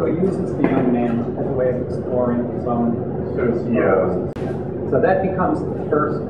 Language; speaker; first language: English; native; English